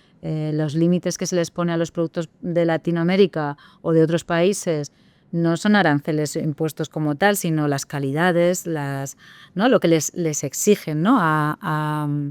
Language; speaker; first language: Spanish; native; Spanish